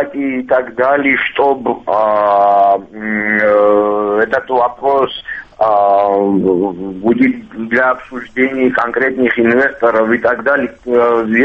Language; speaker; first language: Russian; non-native, fluent; Georgian